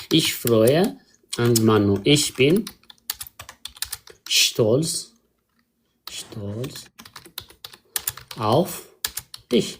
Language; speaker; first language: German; non-native, fluent; Amharic